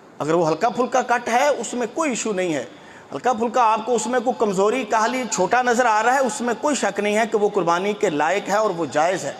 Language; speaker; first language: Urdu; non-native, local second language; Punjabi